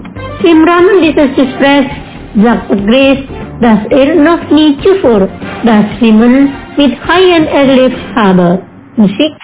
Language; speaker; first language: German; non-native, learner; Indonesian